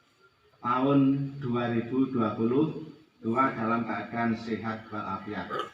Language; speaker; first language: Indonesian; native; Indonesian